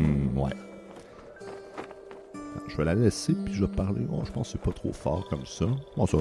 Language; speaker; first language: French; native; French